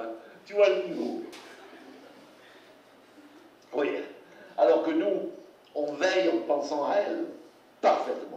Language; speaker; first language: French; native; French